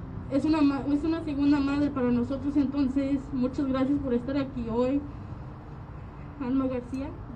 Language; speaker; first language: Spanish; early bilingual, heritage; Spanish